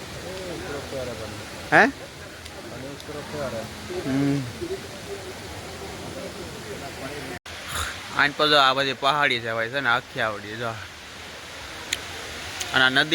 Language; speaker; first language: Gujarati; native; Gujarati